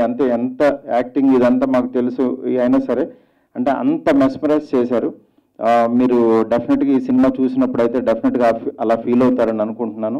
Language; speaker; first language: Telugu; native; Telugu